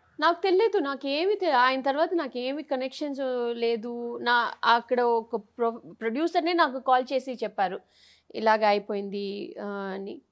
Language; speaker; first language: Telugu; non-native, learner; Tamil